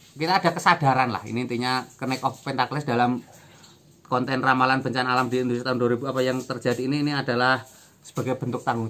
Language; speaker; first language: Indonesian; native; Indonesian